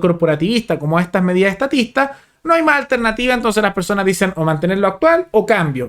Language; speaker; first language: Spanish; native; Spanish